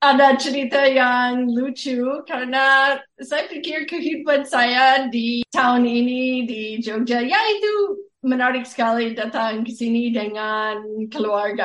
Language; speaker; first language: Indonesian; non-native, fluent; English